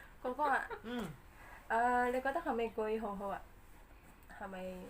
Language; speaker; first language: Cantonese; non-native, learner; Indonesian